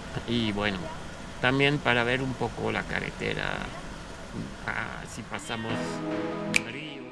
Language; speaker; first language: Spanish; non-native, fluent; French